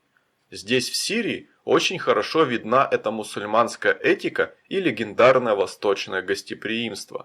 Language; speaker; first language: Russian; native; Russian